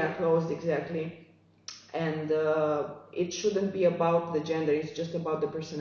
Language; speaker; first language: English; non-native, fluent; Romanian